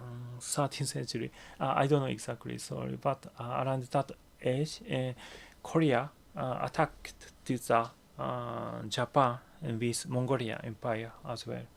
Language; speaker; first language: English; non-native, learner; Japanese